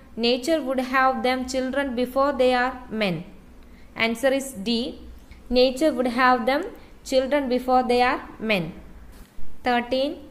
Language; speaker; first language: English; non-native, local second language; Malayalam